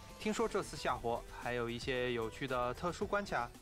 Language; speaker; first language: Chinese; native; Chinese